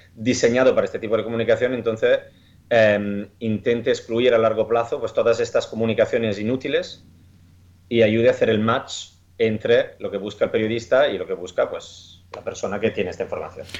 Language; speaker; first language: Spanish; non-native, fluent; Italian